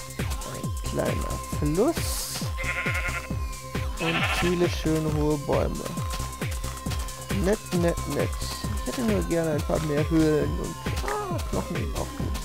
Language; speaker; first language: German; native; German